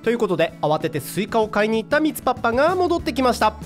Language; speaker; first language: Japanese; native; Japanese